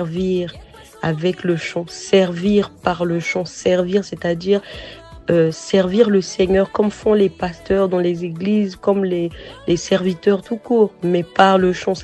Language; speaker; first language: French; non-native, local second language; Sango